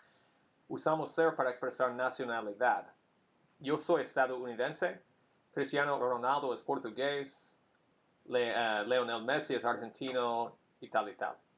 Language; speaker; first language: Spanish; non-native, fluent; English